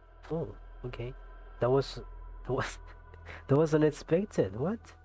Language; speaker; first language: English; non-native, fluent; Spanish